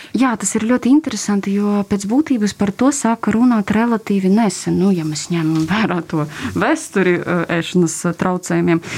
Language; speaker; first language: Latvian; non-native, local second language; Russian